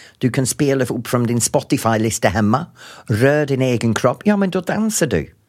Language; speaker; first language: Swedish; non-native, fluent; English